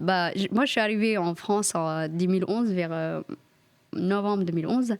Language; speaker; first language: French; non-native, fluent; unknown